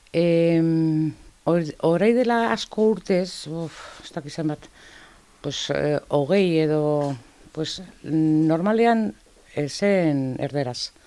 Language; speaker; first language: Basque; non-native, local second language; Spanish